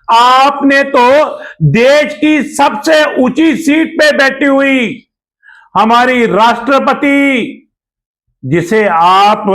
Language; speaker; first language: Hindi; non-native, local second language; Punjabi